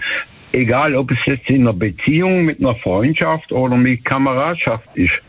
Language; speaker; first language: German; native; German